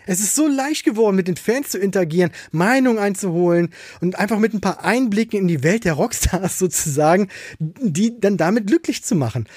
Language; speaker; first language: German; native; German